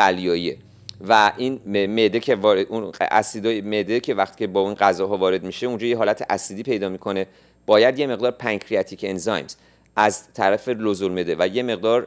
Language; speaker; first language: Persian; native; Persian